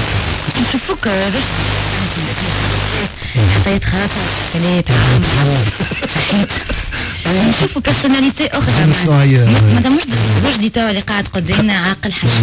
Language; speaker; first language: Arabic; native; Arabic